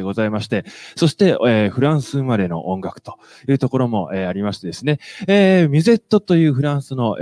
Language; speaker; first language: Japanese; native; Japanese